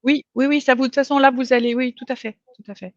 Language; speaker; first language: French; native; French